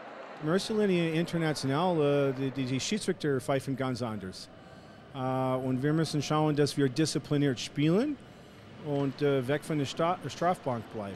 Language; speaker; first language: German; non-native, fluent; English